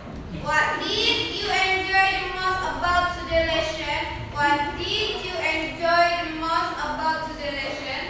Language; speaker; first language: English; non-native, learner; Indonesian